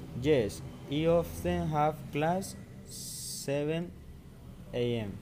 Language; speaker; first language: English; non-native, learner; Spanish